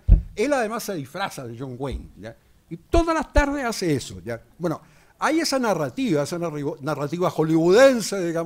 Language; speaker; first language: Spanish; native; Spanish